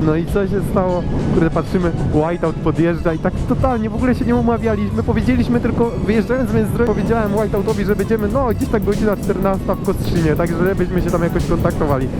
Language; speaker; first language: Polish; native; Polish